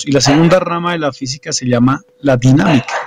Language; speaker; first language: Spanish; native; Spanish